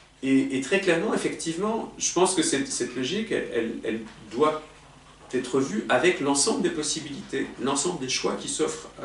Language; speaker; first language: French; native; French